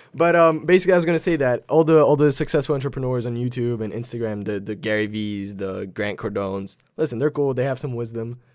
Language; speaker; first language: English; early bilingual, other home language; Polish